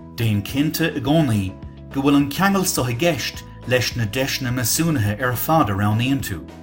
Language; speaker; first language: Irish; native; Irish